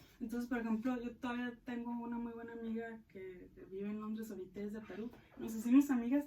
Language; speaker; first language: Spanish; native; Spanish